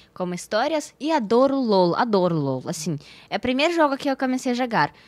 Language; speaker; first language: Portuguese; non-native, fluent; Russian